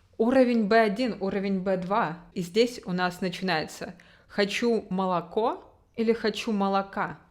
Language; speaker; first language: Russian; native; Russian